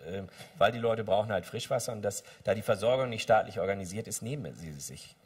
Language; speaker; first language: German; native; German